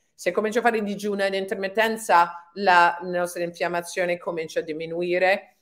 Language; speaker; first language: Italian; non-native, fluent; English